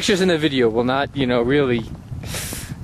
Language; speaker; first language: English; native; English